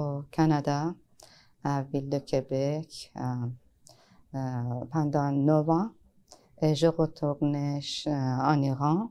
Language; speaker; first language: French; non-native, learner; Persian